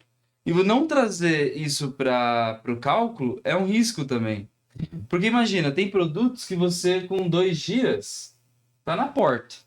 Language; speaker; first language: Portuguese; native; Portuguese